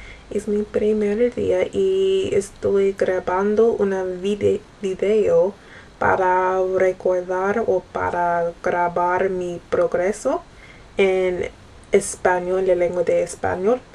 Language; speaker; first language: Spanish; non-native, learner; English